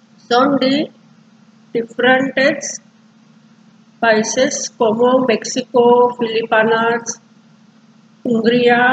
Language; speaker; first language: Spanish; non-native, learner; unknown